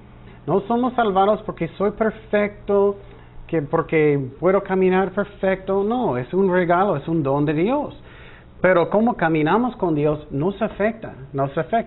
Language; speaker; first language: Spanish; non-native, fluent; English